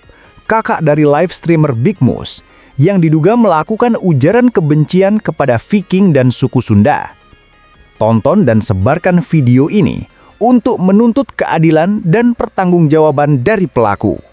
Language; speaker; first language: Indonesian; native; Indonesian